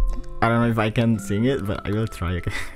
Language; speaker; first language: English; non-native, learner; Indonesian